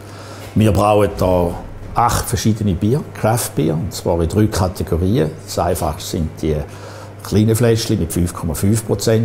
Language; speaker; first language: German; native; German